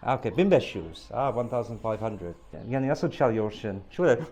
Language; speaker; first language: Turkish; non-native, learner; English